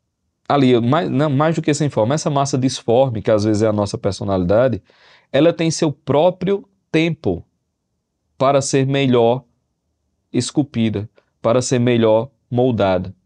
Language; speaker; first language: Portuguese; native; Portuguese